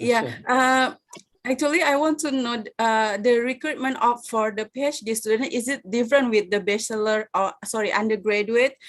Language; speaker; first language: English; non-native, fluent; Indonesian